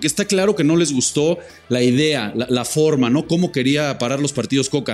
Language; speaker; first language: Spanish; native; Spanish